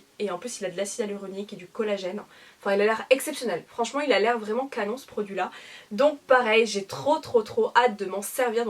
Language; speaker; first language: French; native; French